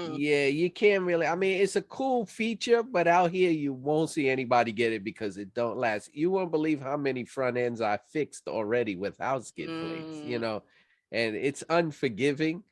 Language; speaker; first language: English; native; English